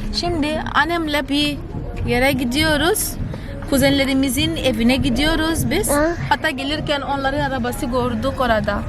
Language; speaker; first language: Turkish; non-native, fluent; Portuguese